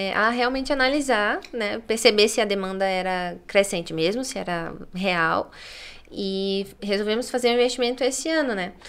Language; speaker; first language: Portuguese; native; Portuguese